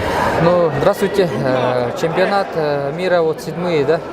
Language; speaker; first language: Russian; non-native, fluent; Mongolian